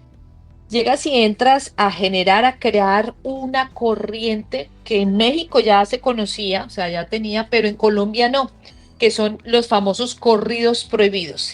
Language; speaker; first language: Spanish; native; Spanish